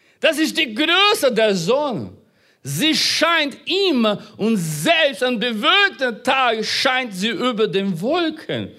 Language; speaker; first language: German; non-native, fluent; Portuguese